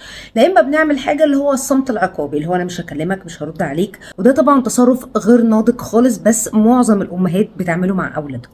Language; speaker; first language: Arabic; native; Arabic